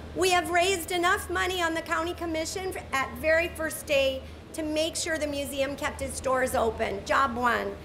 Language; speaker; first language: English; native; English